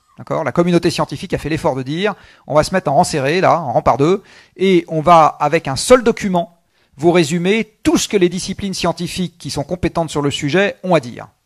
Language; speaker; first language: French; native; French